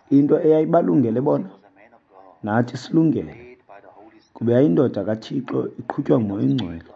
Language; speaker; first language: Xhosa; native; Xhosa